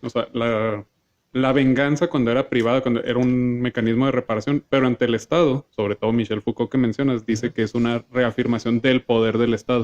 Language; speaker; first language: Spanish; native; Spanish